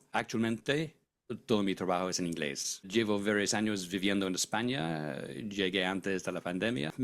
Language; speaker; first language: Spanish; non-native, fluent; English